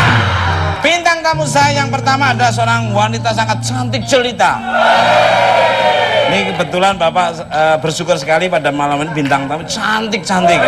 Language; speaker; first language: Indonesian; native; Indonesian